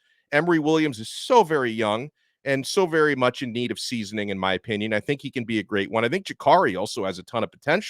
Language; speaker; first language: English; native; English